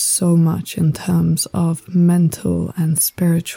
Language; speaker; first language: English; native; English